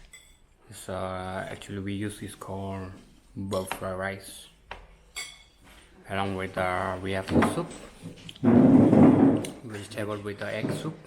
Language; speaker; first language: English; non-native, fluent; Tibetan